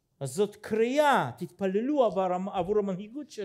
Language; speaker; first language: Hebrew; non-native, fluent; Russian